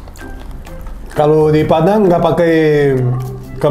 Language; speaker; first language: Indonesian; non-native, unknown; Portuguese